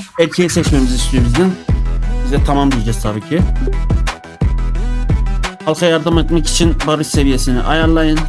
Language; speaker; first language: Turkish; native; Turkish